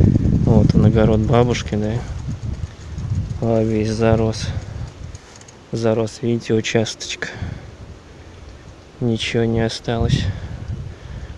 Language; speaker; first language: Russian; native; Russian